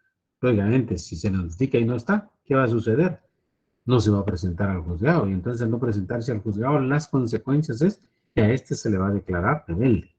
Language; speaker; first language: Spanish; native; Spanish